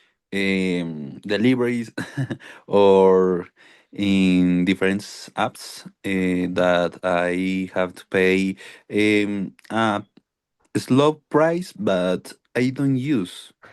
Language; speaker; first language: English; non-native, learner; Spanish